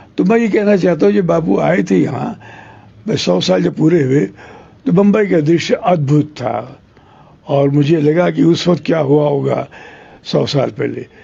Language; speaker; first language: Hindi; non-native, local second language; Telugu